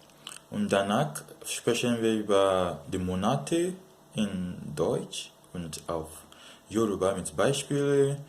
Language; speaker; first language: German; non-native, learner; Yoruba